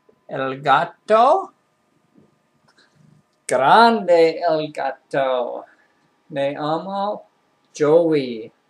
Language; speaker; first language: Spanish; non-native, learner; English